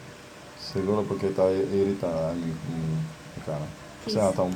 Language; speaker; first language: Spanish; non-native, fluent; Haitian Creole